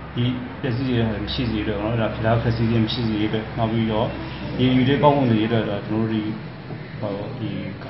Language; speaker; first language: Burmese; native; Burmese